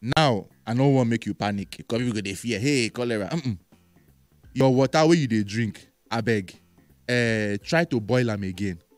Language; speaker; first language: Nigerian Pidgin; native; Nigerian Pidgin